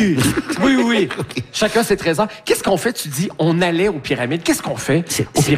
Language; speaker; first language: French; native; French